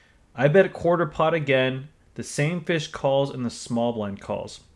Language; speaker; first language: English; native; English